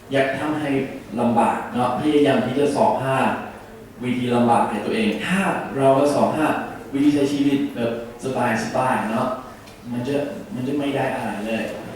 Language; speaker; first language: Thai; non-native, learner; English